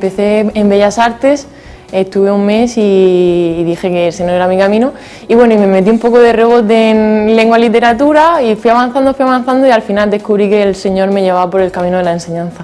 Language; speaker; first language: Spanish; native; Spanish